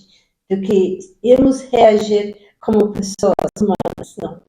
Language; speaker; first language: Portuguese; non-native, fluent; English